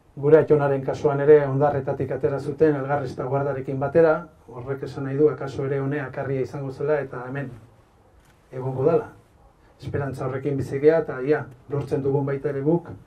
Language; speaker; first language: Basque; native; Basque